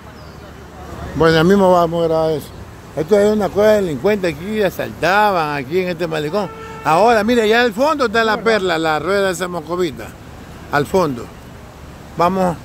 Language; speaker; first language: Spanish; native; Spanish